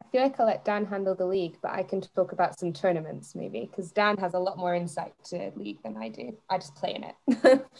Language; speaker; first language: English; native; English